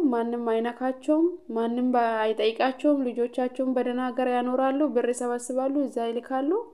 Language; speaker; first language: Amharic; non-native, local second language; Oromo